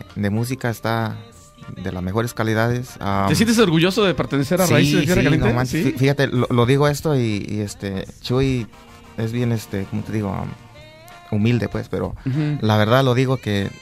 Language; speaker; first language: Spanish; native; Spanish